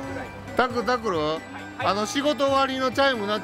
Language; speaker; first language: Japanese; native; Japanese